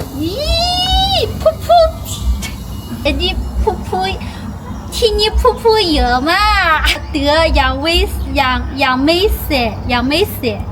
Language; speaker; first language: Thai; non-native, learner; Chinese